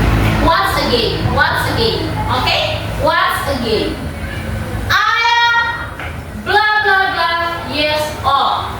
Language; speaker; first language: English; non-native, learner; Indonesian